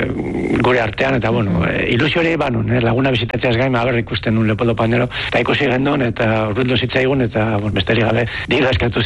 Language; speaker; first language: Basque; native; Basque